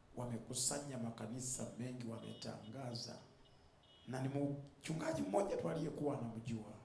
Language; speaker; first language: Swahili; non-native, fluent; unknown